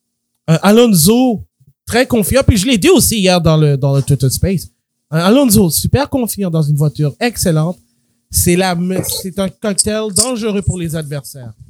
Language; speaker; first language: French; native; French